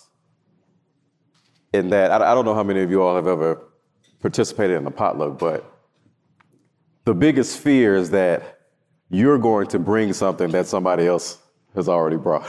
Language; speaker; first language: English; native; English